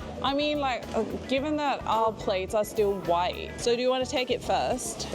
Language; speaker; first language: English; non-native, fluent; Thai